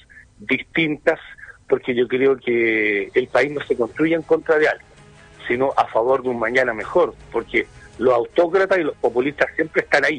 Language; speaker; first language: Spanish; native; Spanish